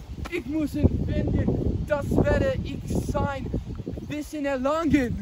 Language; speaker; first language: German; non-native, learner; English